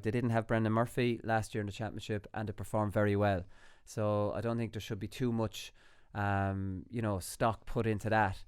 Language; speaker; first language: English; native; English